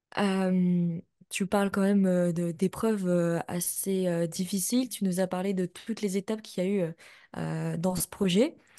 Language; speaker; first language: French; native; French